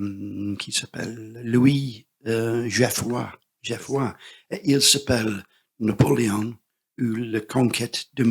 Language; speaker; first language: French; non-native, learner; English